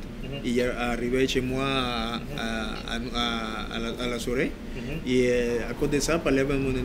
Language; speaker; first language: French; non-native, learner; Spanish